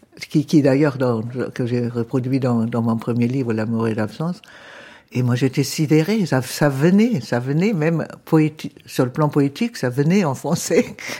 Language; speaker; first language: French; non-native, fluent; German